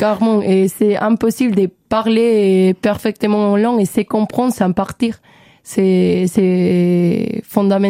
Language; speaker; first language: French; non-native, learner; Spanish